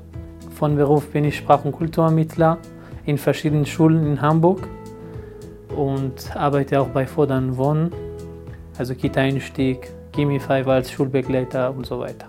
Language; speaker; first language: German; non-native, fluent; Persian